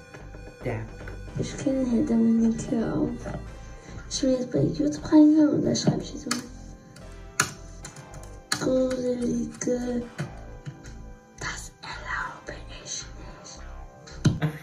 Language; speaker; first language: German; early bilingual, other home language; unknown